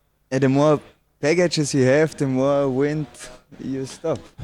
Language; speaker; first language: English; non-native, fluent; German